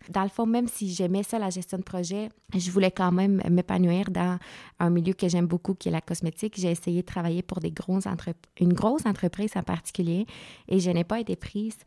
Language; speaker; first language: French; non-native, fluent; Spanish